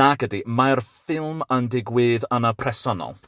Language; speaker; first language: Welsh; non-native, learner; English